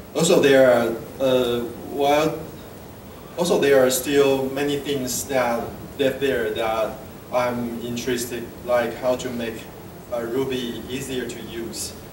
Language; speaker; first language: English; non-native, fluent; Chinese